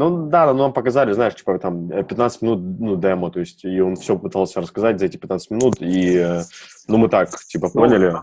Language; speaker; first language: Russian; native; Russian